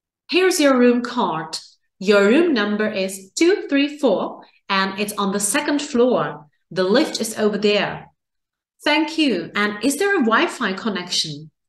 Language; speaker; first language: English; non-native, fluent; Czech